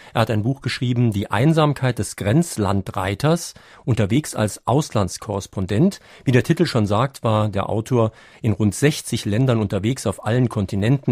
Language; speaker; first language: German; native; German